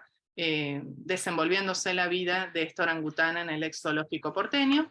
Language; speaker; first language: Spanish; native; Spanish